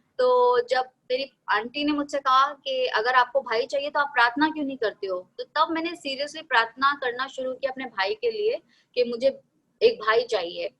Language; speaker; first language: Hindi; native; Hindi